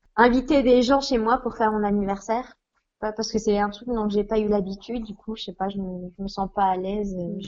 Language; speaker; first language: French; native; French